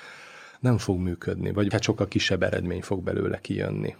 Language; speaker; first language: Hungarian; native; Hungarian